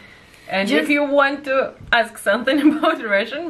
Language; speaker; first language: English; non-native, learner; Russian